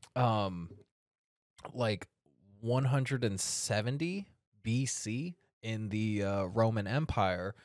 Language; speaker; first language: English; native; English